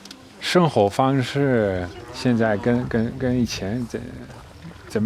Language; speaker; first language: Chinese; non-native, fluent; Dutch